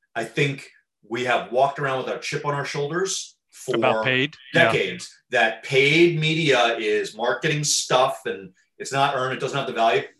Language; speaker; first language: English; native; English